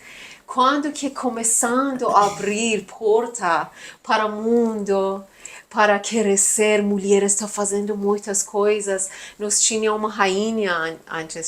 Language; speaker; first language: Portuguese; non-native, learner; Persian